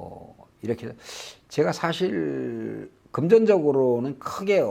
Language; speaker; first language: Korean; native; Korean